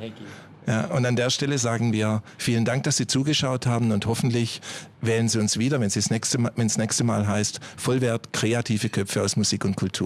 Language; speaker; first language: German; native; German